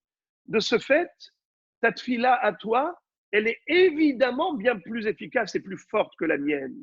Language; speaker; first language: French; native; French